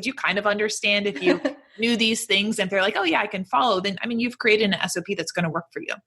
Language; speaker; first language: English; native; English